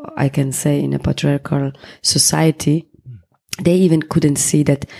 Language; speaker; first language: English; non-native, fluent; Persian